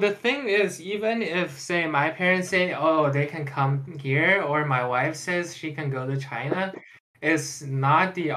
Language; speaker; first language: English; non-native, fluent; Chinese